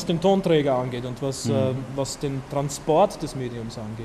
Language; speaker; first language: German; native; German